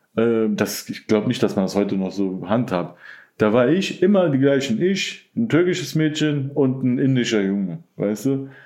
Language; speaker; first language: German; native; German